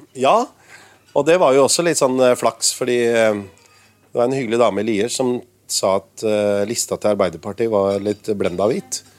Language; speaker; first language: Norwegian; early bilingual, other home language; Urdu